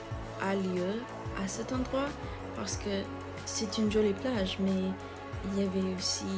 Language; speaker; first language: French; non-native, learner; English